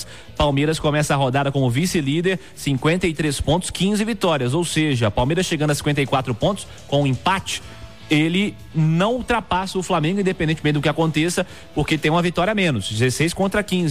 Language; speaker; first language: Portuguese; native; Portuguese